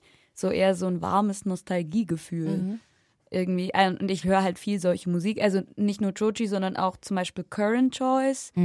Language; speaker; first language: German; native; German